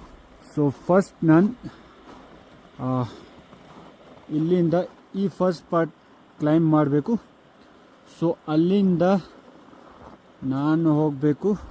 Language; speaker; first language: Kannada; non-native, fluent; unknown